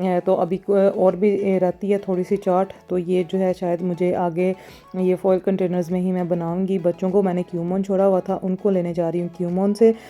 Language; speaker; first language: Urdu; non-native, local second language; Punjabi